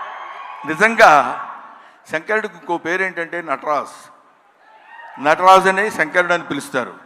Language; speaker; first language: Telugu; native; Telugu